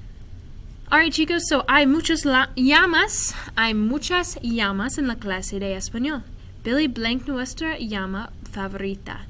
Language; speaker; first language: Spanish; non-native, fluent; English